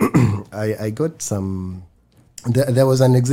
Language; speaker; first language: English; non-native, local second language; Swahili